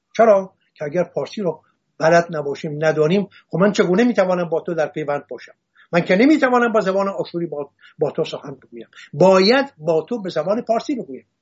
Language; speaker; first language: Persian; non-native, local second language; Assyrian Neo-Aramaic